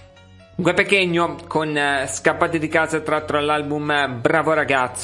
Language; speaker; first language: Italian; native; Italian